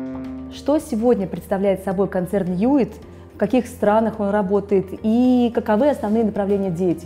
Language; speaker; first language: Russian; native; Russian